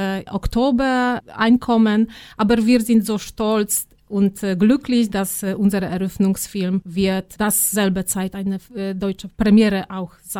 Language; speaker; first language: German; non-native, fluent; Polish